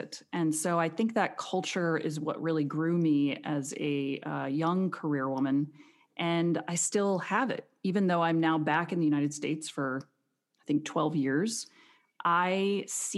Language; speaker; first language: English; native; English